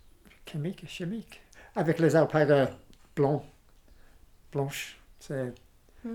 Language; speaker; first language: French; non-native, learner; English